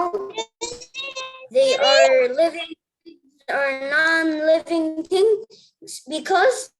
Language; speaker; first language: English; non-native, learner; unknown